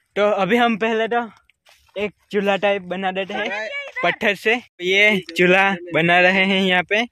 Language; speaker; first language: Hindi; non-native, local second language; Gujarati